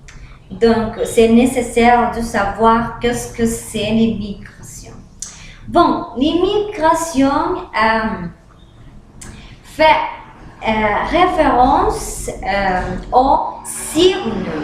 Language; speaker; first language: French; non-native, learner; Spanish